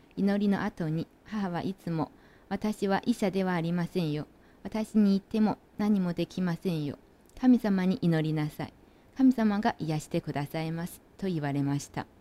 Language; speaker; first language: Japanese; non-native, fluent; Chinese